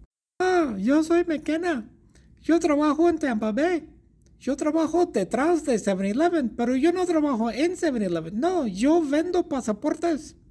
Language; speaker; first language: Spanish; non-native, learner; English